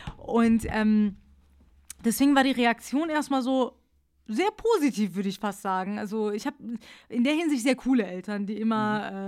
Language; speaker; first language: German; early bilingual, other home language; Persian